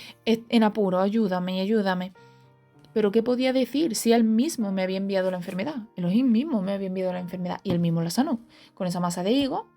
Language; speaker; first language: Spanish; native; Spanish